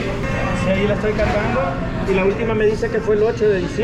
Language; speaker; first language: Spanish; native; Spanish